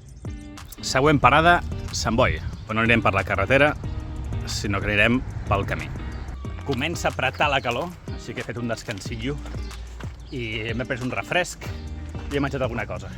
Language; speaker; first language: Catalan; native; Catalan